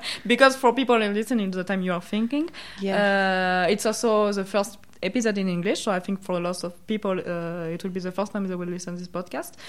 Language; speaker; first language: English; non-native, learner; French